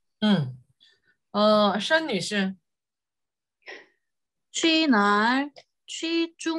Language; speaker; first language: Chinese; non-native, learner; Korean